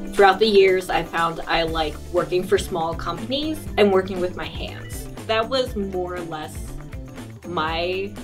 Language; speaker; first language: English; non-native, fluent; French